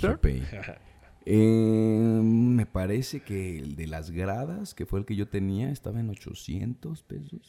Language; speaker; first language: Spanish; native; Spanish